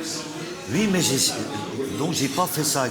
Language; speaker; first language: French; non-native, local second language; Dutch